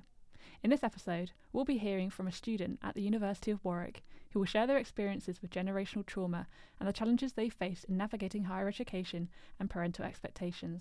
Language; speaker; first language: English; native; English